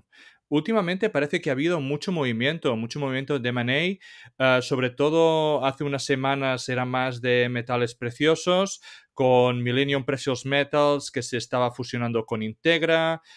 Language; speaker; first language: Spanish; native; Spanish